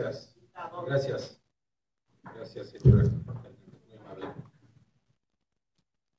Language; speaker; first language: Spanish; early bilingual, heritage; Spanish